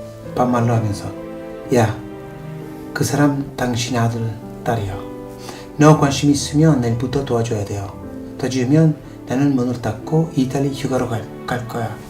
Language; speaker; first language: Korean; non-native, fluent; Italian